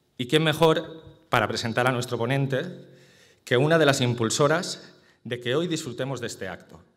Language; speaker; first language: Spanish; native; Spanish